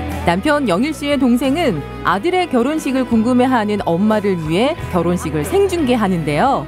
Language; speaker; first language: Korean; native; Korean